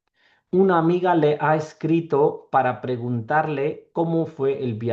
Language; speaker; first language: Spanish; non-native, fluent; Urdu